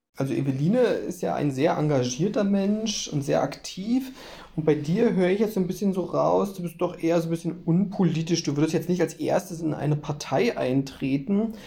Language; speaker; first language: German; native; German